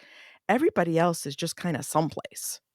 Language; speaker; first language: English; native; English